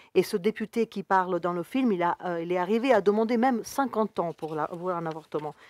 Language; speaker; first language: French; non-native, fluent; Spanish